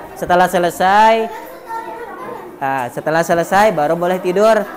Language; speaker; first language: Indonesian; native; Indonesian